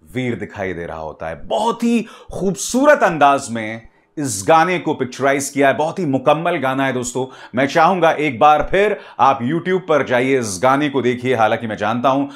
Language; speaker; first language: Hindi; native; Hindi